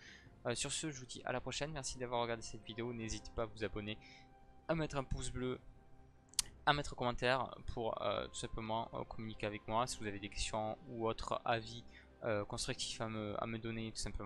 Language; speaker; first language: French; native; French